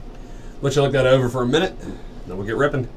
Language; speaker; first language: English; native; English